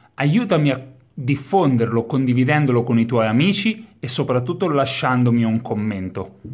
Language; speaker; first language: Italian; native; Italian